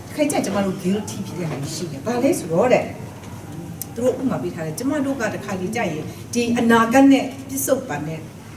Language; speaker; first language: Burmese; non-native, local second language; Kachin